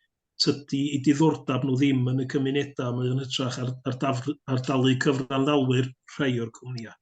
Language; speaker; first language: Welsh; native; Welsh